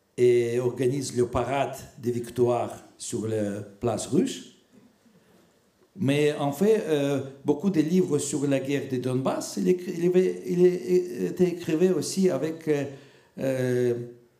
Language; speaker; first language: French; non-native, fluent; Russian